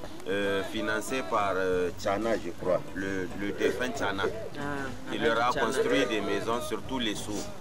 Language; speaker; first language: French; non-native, local second language; Hausa